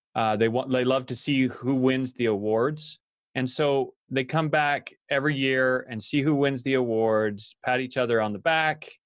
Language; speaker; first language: English; native; English